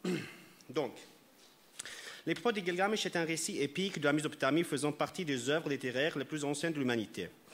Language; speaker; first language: French; non-native, fluent; Arabic